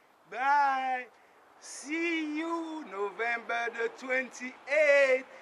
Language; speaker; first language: English; non-native, fluent; Haitian Creole